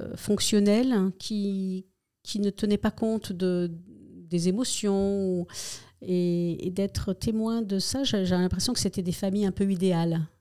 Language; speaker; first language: French; early bilingual, other home language; Spanish